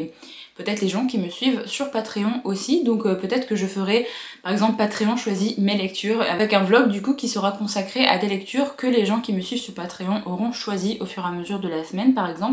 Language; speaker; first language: French; native; French